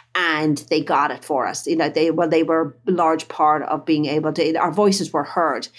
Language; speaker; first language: English; native; English